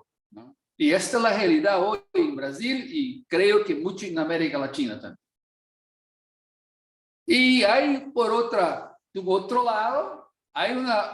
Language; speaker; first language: Portuguese; non-native, fluent; Spanish